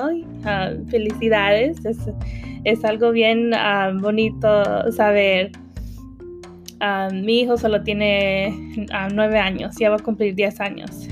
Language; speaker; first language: Spanish; early bilingual, heritage; Spanish